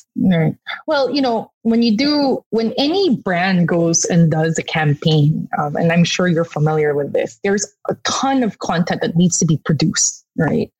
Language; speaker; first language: English; non-native, local second language; Korean